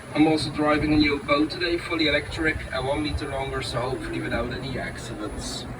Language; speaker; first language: English; non-native, fluent; Dutch